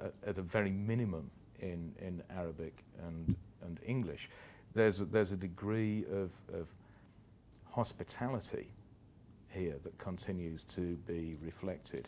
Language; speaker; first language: English; native; English